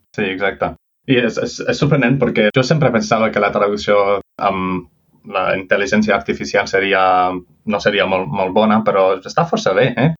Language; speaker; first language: Catalan; non-native, fluent; English